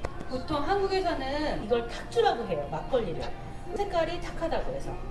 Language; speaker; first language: Korean; native; Korean